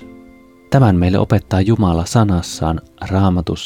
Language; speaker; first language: Finnish; native; Finnish